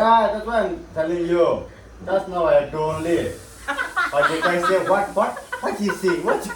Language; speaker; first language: English; non-native, learner; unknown